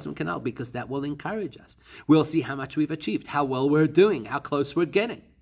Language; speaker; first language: English; native; English